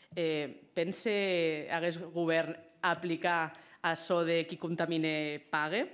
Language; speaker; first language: Catalan; native; Catalan